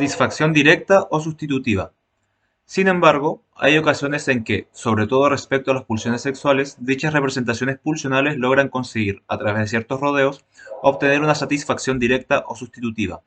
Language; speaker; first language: Spanish; native; Spanish